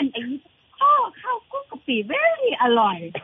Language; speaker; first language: English; non-native, learner; Thai